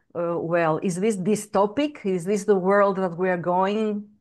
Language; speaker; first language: English; non-native, fluent; Greek